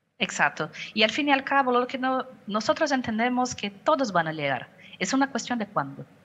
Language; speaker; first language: Spanish; non-native, fluent; Portuguese